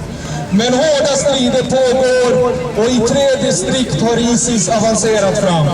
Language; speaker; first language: Swedish; native; Swedish